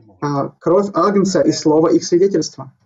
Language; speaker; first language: Russian; native; Russian